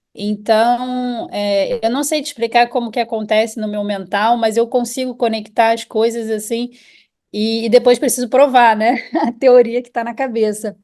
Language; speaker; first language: Portuguese; native; Portuguese